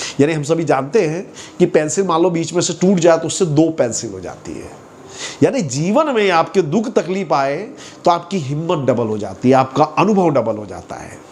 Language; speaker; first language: Hindi; native; Hindi